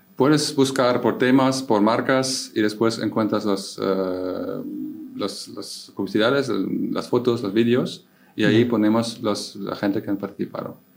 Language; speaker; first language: Spanish; non-native, fluent; German